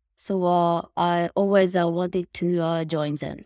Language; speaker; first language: English; non-native, learner; Japanese